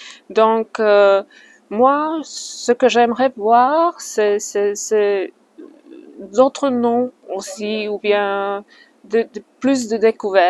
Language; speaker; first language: French; non-native, fluent; Slovak